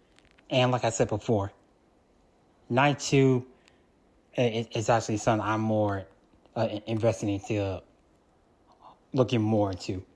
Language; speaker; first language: English; native; English